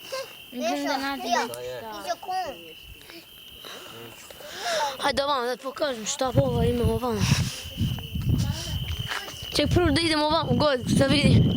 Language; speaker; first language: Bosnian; early bilingual, heritage; English